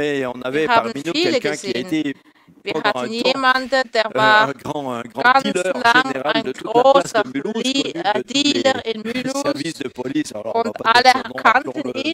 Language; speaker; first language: German; non-native, fluent; French